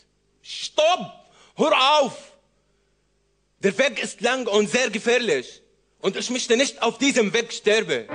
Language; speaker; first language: German; non-native, learner; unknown